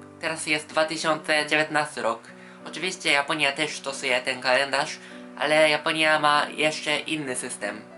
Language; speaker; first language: Polish; non-native, fluent; Japanese